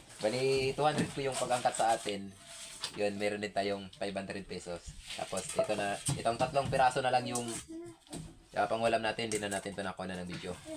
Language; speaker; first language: Filipino; non-native, local second language; Hiligaynon